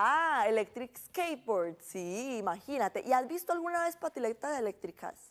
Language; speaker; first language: Spanish; native; Spanish